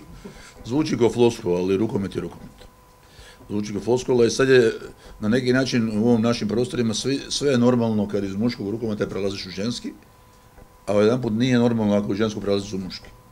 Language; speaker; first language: Croatian; native; Croatian